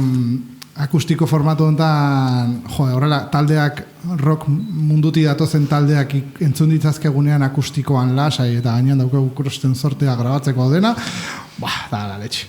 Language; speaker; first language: Basque; native; Basque